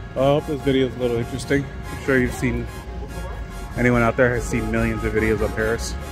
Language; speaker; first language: English; native; English